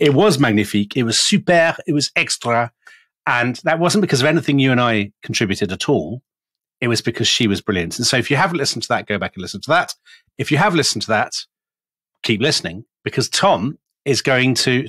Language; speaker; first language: English; native; English